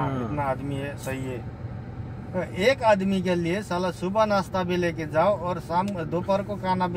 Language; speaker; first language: Hindi; non-native, learner; Nepali